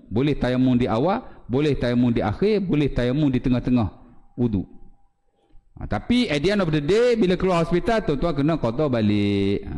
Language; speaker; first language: Malay; native; Malay